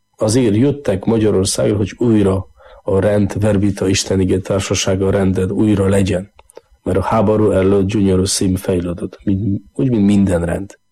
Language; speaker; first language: Hungarian; non-native, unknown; Polish